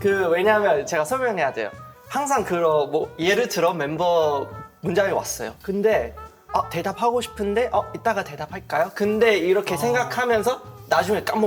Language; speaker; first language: Korean; non-native, fluent; Chinese